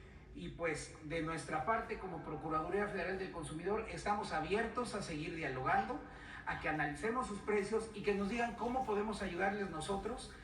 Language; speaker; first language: Spanish; native; Spanish